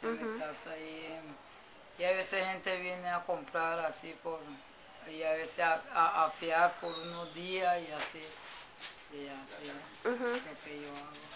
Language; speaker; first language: Spanish; non-native, local second language; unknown